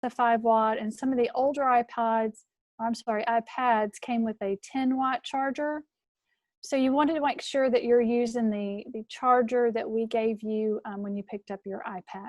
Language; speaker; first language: English; native; English